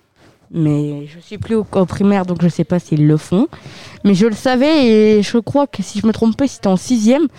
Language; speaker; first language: French; native; French